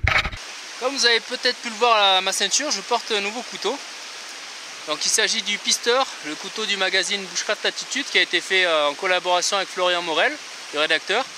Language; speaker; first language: French; native; French